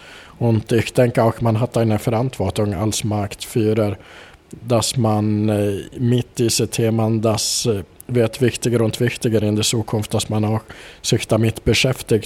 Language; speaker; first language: German; non-native, fluent; Swedish